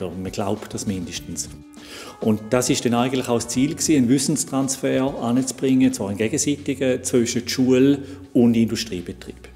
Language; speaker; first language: German; native; German